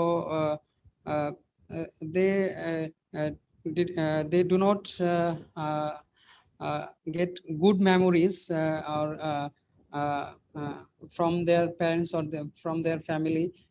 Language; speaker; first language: English; non-native, learner; Bangla